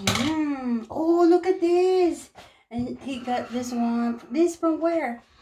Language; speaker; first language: English; non-native, local second language; Filipino